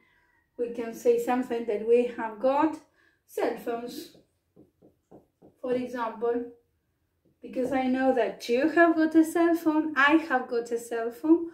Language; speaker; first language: English; non-native, fluent; Spanish